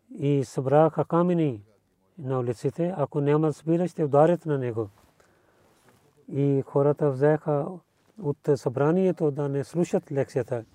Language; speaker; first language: Bulgarian; non-native, learner; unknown